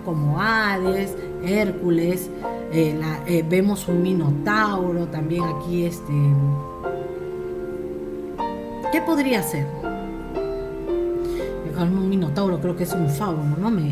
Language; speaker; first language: Spanish; native; Spanish